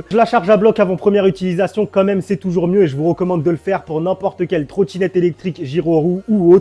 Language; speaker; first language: French; native; French